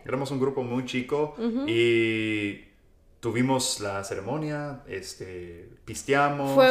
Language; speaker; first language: Spanish; non-native, fluent; English